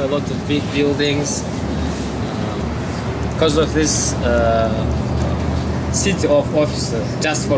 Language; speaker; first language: English; non-native, learner; Kazakh